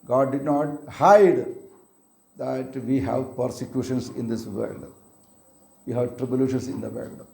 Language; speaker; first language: English; non-native, local second language; Malayalam